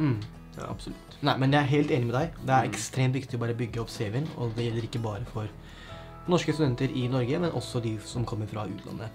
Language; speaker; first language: Norwegian; native; Norwegian